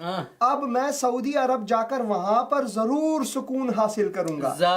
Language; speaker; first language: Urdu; non-native, fluent; Persian